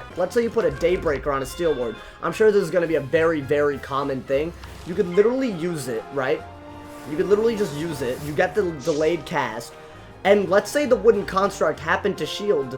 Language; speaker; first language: English; native; English